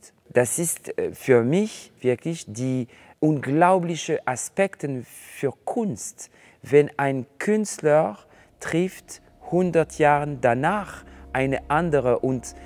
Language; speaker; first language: German; non-native, fluent; French